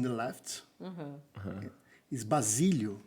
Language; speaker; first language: English; non-native, learner; Portuguese